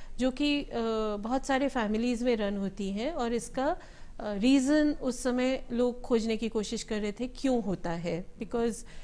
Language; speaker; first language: Hindi; native; Hindi